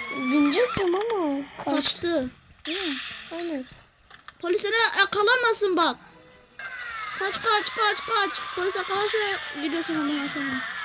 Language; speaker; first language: Turkish; native; Turkish